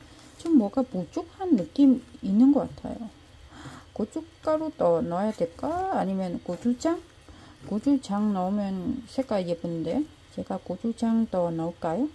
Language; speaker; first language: Korean; non-native, learner; Vietnamese